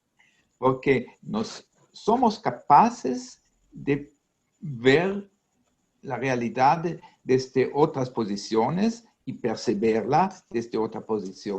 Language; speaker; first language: Spanish; non-native, fluent; Italian